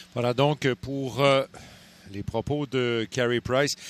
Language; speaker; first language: French; native; French